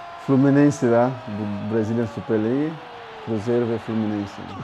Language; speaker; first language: Turkish; non-native, learner; Portuguese